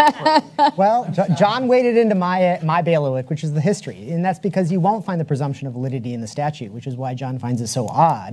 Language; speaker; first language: English; native; English